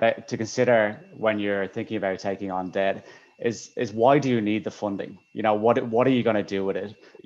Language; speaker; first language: English; native; English